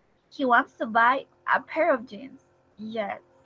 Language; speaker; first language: English; non-native, fluent; Spanish